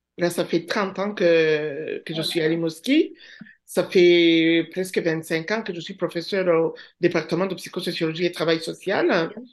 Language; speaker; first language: French; non-native, local second language; Kinyarwanda